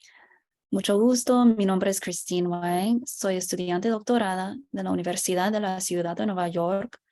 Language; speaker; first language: Spanish; non-native, fluent; English